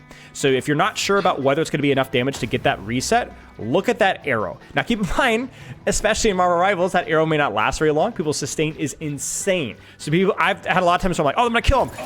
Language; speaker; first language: English; native; English